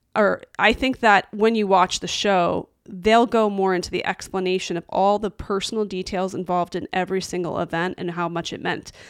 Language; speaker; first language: English; native; English